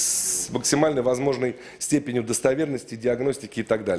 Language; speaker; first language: Russian; native; Russian